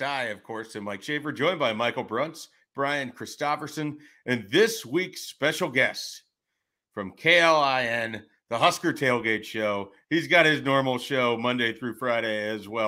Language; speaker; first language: English; native; English